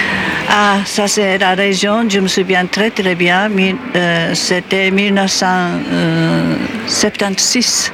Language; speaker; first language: French; non-native, fluent; Japanese